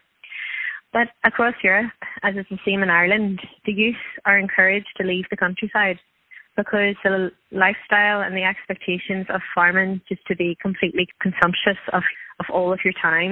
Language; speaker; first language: English; native; English